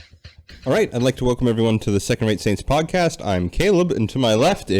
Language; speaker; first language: English; native; English